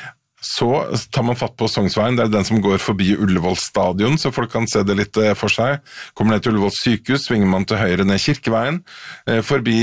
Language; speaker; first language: Norwegian; native; Norwegian